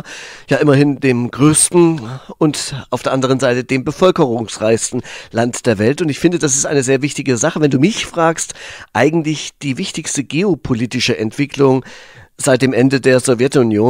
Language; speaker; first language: German; native; German